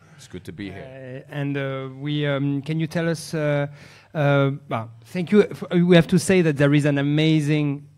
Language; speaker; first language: English; non-native, learner; French